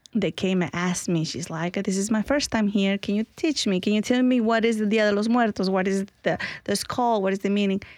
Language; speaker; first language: English; early bilingual, other home language; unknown